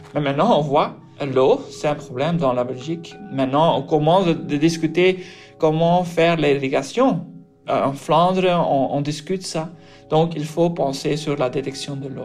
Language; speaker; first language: French; non-native, local second language; Dutch